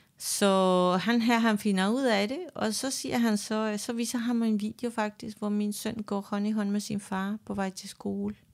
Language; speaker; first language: Danish; non-native, fluent; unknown